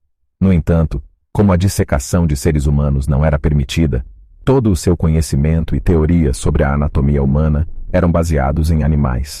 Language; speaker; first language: Portuguese; native; Portuguese